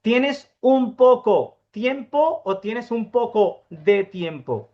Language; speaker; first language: Spanish; non-native, fluent; Urdu